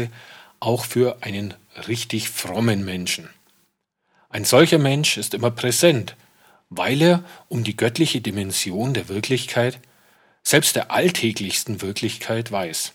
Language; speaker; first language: German; native; German